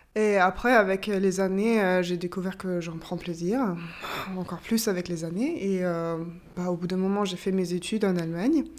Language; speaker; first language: French; non-native, fluent; German